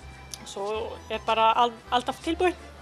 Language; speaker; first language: Icelandic; non-native, learner; Italian